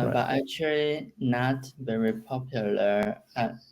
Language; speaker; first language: English; non-native, learner; Chinese